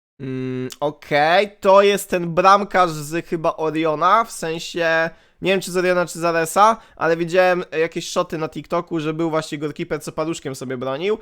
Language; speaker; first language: Polish; native; Polish